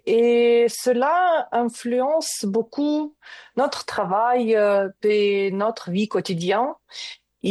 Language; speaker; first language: French; non-native, learner; Ukrainian